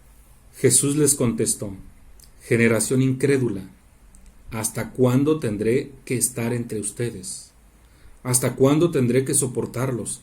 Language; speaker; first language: Spanish; native; Spanish